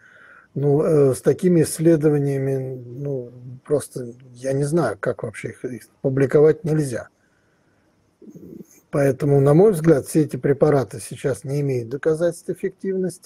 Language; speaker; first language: Russian; native; Russian